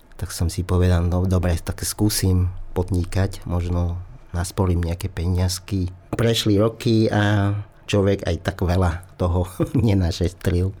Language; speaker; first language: Slovak; non-native, fluent; Vietnamese